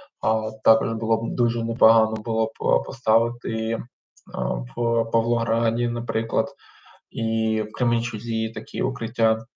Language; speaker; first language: Ukrainian; non-native, local second language; Russian